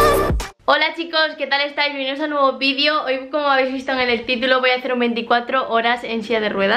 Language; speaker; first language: Spanish; native; Spanish